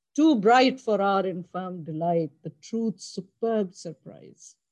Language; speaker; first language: English; non-native, local second language; Urdu